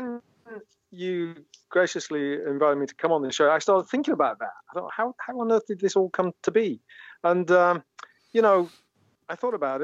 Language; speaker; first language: English; native; English